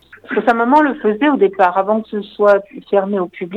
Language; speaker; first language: French; native; French